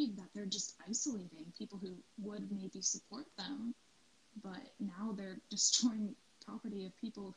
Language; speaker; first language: English; native; English